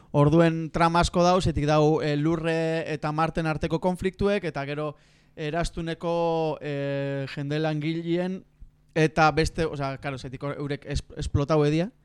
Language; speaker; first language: Basque; native; Basque